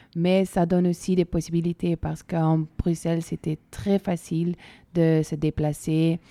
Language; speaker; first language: French; non-native, local second language; Dutch